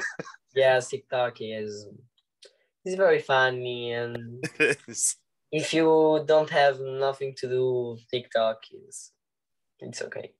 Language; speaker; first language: English; non-native, learner; Italian